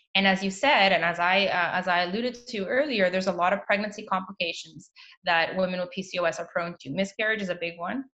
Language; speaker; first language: English; native; English